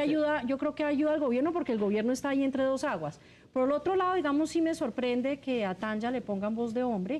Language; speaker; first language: Spanish; native; Spanish